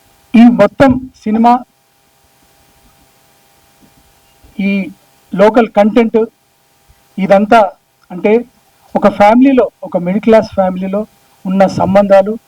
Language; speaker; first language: Telugu; native; Telugu